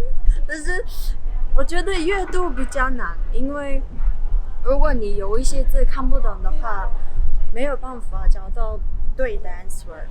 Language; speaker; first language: Chinese; non-native, learner; Mongolian